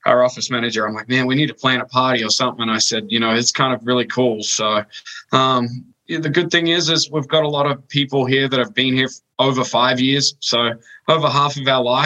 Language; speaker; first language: English; native; English